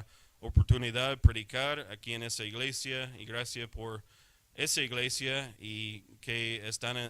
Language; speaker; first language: Spanish; non-native, fluent; English